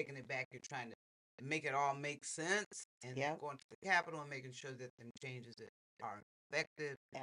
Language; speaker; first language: English; native; English